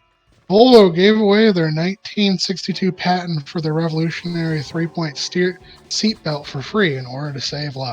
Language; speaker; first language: English; native; English